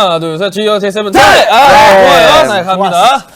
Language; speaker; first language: Korean; native; Korean